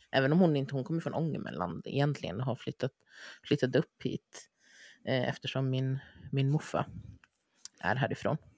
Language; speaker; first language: Swedish; native; Swedish